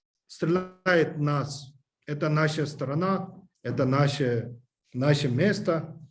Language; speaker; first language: Russian; non-native, learner; English